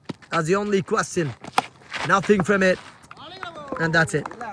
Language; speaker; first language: English; non-native, local second language; Malayalam